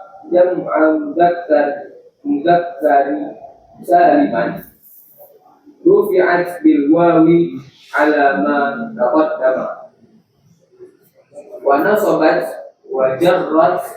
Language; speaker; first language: Arabic; non-native, learner; Indonesian